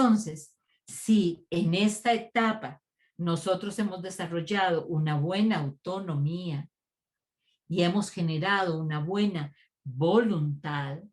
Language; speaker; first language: Spanish; native; Spanish